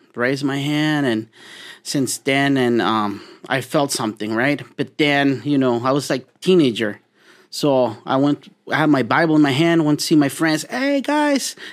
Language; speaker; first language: English; non-native, fluent; Spanish